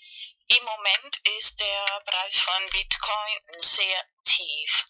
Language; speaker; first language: German; non-native, fluent; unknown